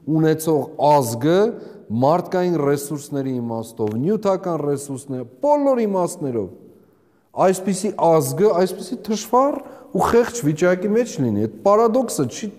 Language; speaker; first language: Armenian; native; Armenian